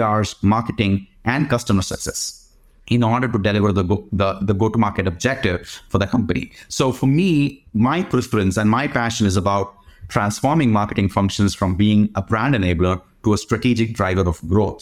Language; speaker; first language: English; non-native, local second language; Tamil